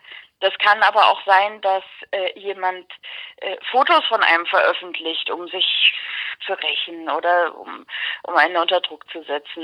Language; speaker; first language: German; native; German